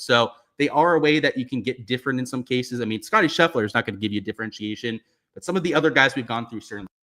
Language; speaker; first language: English; native; English